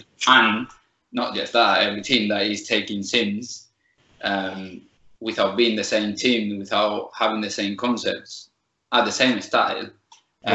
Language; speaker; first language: English; non-native, fluent; Spanish